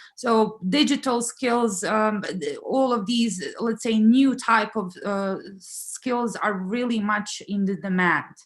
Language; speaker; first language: English; non-native, fluent; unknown